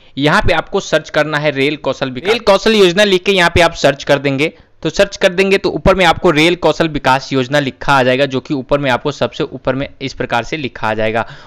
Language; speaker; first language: Hindi; native; Hindi